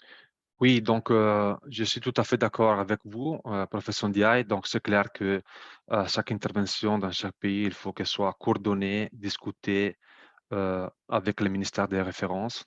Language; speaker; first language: French; non-native, fluent; Italian